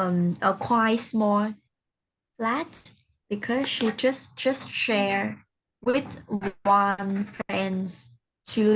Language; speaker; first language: English; non-native, learner; Vietnamese